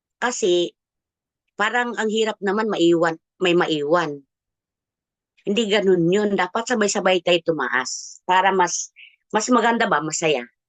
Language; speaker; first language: Filipino; non-native, local second language; Cebuano